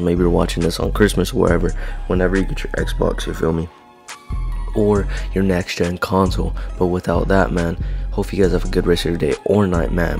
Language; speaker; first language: English; native; English